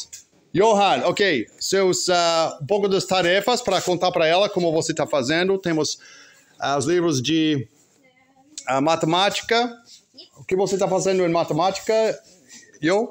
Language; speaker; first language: Portuguese; non-native, fluent; English